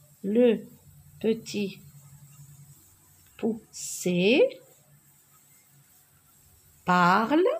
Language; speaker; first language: French; non-native, local second language; Arabic